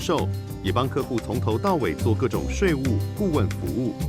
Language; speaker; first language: Chinese; native; Chinese